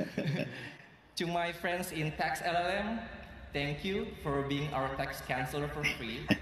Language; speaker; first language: English; non-native, fluent; Indonesian